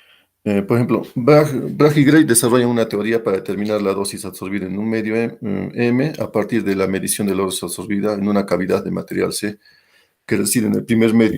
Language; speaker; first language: Spanish; native; Spanish